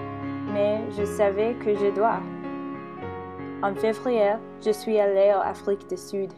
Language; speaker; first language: French; non-native, learner; English